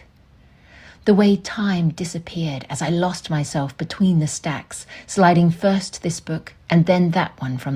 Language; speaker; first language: English; native; English